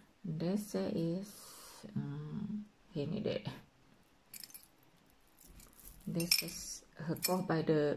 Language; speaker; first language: Dutch; non-native, learner; Indonesian